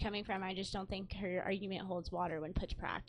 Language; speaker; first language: English; native; English